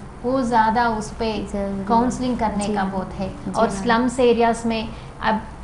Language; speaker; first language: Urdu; non-native, local second language; Telugu